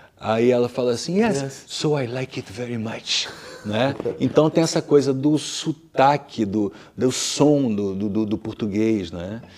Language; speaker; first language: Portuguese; native; Portuguese